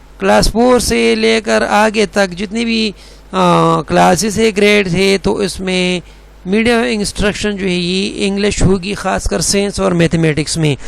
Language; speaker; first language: Urdu; non-native, local second language; Pashto